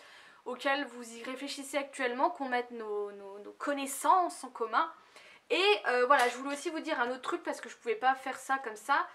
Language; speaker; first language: French; native; French